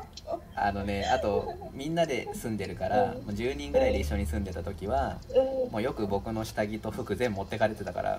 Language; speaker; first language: Japanese; native; Japanese